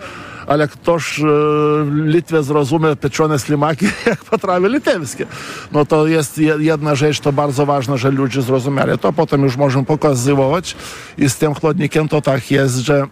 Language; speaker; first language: Polish; non-native, fluent; Lithuanian